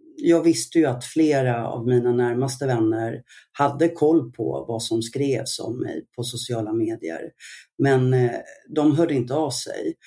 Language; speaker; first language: Swedish; early bilingual, other home language; Arabic